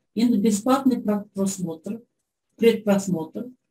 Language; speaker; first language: Russian; non-native, local second language; Kazakh